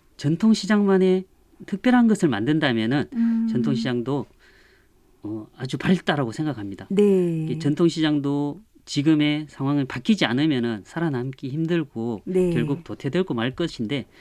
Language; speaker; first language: Korean; native; Korean